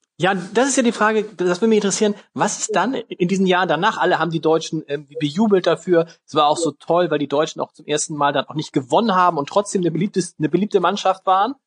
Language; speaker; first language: German; native; German